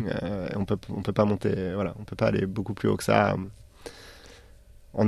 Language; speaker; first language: French; native; French